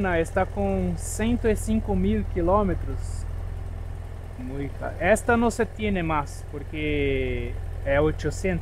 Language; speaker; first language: Spanish; non-native, learner; Portuguese